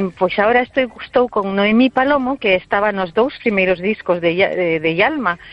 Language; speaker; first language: Galician; early bilingual, heritage; Galician